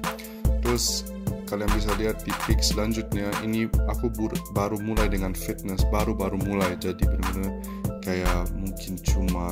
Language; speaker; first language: Indonesian; early bilingual, heritage; Indonesian